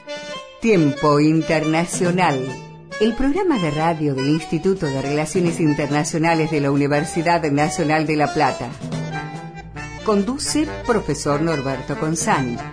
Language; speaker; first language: Spanish; native; Spanish